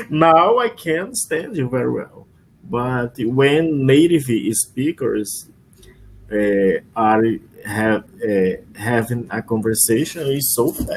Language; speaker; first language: English; non-native, learner; Portuguese